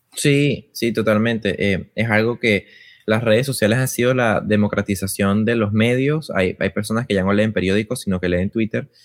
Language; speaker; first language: Spanish; native; Spanish